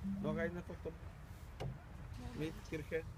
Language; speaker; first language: German; non-native, learner; Slovak